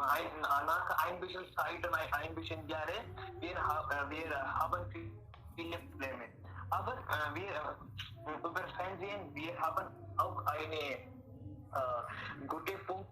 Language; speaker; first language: German; non-native, learner; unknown